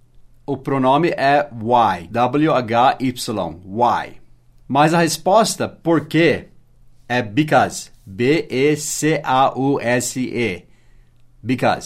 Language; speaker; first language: Portuguese; early bilingual, other home language; English